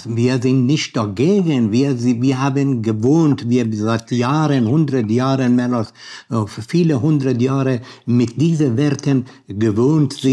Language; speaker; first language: German; non-native, learner; Persian